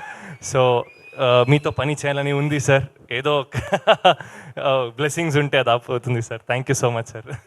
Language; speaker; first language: Telugu; non-native, learner; Kannada